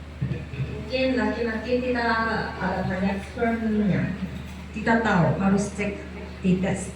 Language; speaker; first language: Indonesian; non-native, learner; Korean